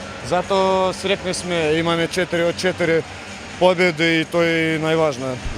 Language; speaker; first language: Macedonian; non-native, fluent; Russian